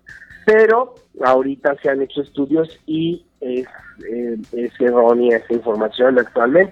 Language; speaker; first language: Spanish; native; Spanish